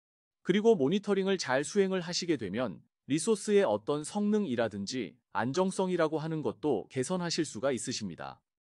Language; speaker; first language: Korean; native; Korean